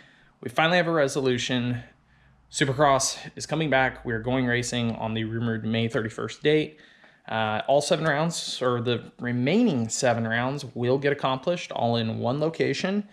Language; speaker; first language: English; native; English